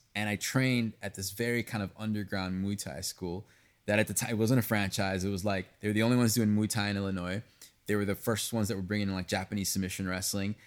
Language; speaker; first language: English; early bilingual, other home language; Spanish